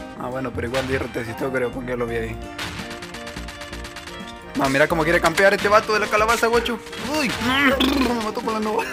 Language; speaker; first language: Spanish; native; Spanish